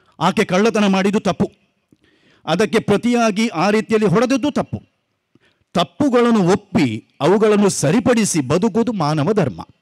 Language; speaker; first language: Kannada; non-native, local second language; Konkani